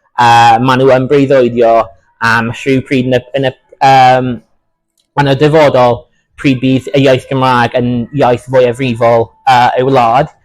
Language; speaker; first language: Welsh; non-native, local second language; English